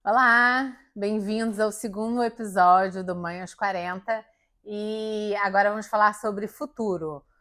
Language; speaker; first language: Portuguese; native; Portuguese